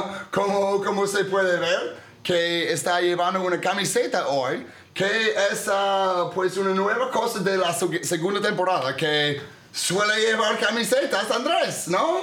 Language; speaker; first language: Spanish; non-native, fluent; English